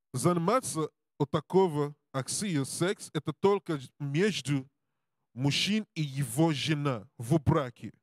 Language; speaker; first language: Russian; non-native, learner; English